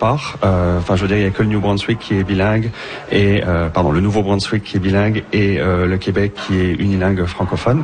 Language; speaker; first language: French; native; French